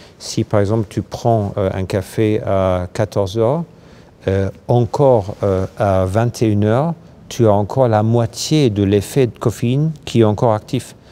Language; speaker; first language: French; non-native, fluent; German